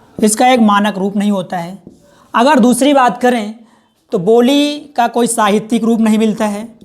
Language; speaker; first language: Hindi; native; Hindi